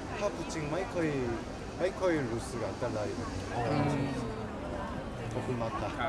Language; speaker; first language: Thai; non-native, learner; Korean